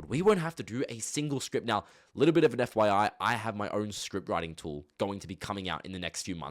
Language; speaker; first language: English; native; English